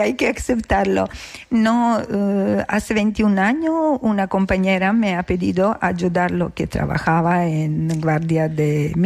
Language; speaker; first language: Spanish; non-native, learner; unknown